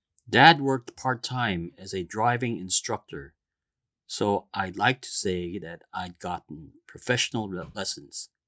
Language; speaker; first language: English; non-native, fluent; Korean